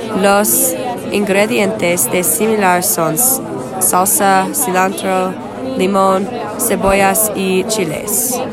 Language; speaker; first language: Spanish; non-native, learner; English